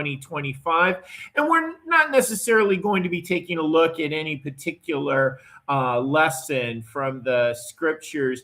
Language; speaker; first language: English; native; English